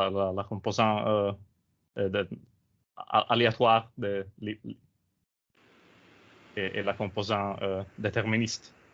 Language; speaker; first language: French; non-native, learner; Italian